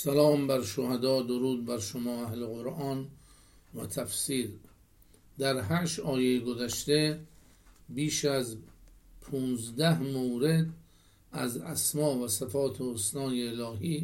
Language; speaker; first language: Persian; native; Persian